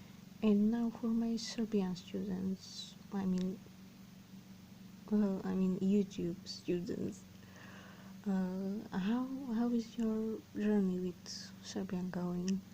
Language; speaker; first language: English; non-native, fluent; Serbian